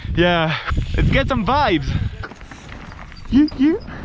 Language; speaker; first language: English; non-native, fluent; French